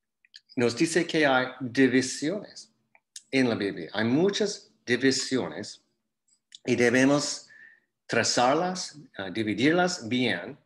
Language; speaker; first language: Spanish; non-native, fluent; English